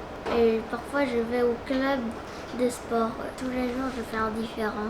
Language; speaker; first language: French; non-native, learner; Korean